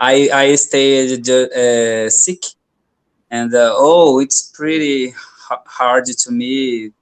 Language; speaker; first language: English; non-native, learner; Portuguese